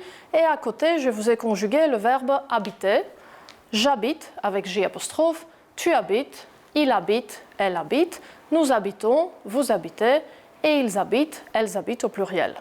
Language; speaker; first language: French; non-native, fluent; Greek